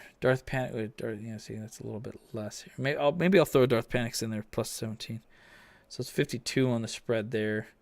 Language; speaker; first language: English; native; English